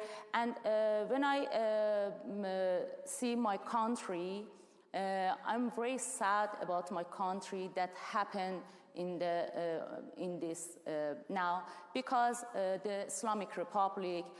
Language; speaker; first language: English; non-native, learner; Persian